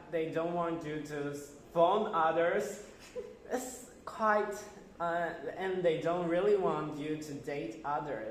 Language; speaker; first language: English; non-native, fluent; Chinese